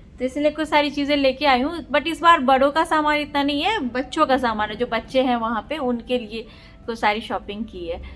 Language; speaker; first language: Hindi; native; Hindi